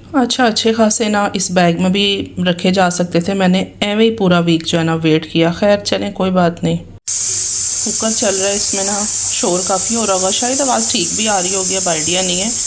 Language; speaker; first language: Urdu; non-native, local second language; Punjabi